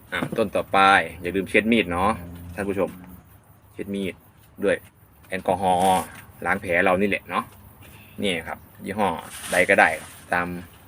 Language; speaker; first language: Thai; non-native, local second language; Northeastern Thai